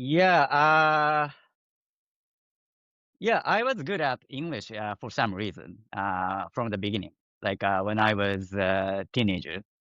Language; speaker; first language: English; non-native, fluent; Japanese